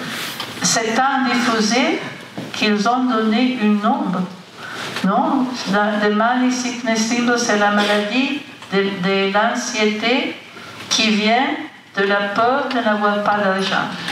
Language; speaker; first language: French; non-native, fluent; Italian